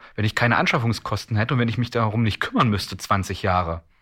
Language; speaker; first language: German; native; German